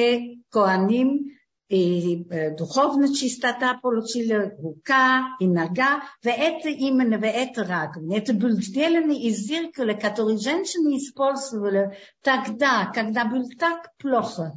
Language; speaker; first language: Russian; early bilingual, heritage; Hebrew